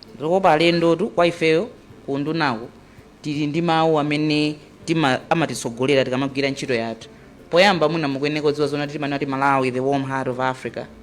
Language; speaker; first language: Nyanja; native; Nyanja